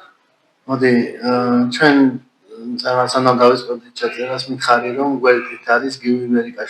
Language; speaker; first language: Georgian; native; Georgian